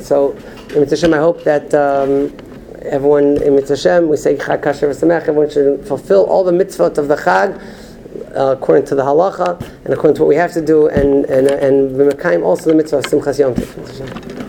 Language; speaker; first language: English; native; English